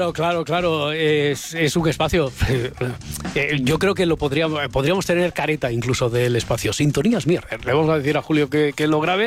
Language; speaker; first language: Spanish; native; Spanish